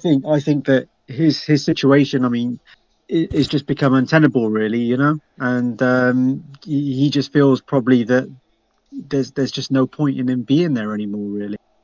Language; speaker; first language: English; native; English